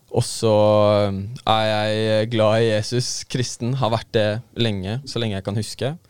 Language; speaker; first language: Norwegian; native; Norwegian